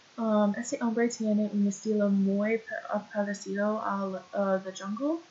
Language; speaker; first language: Spanish; non-native, learner; English